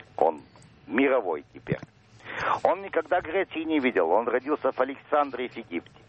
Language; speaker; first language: Russian; early bilingual, heritage; Russian